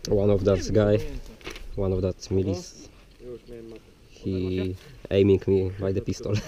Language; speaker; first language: English; non-native, learner; Polish